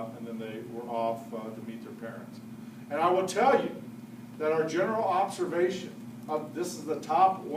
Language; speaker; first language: English; native; English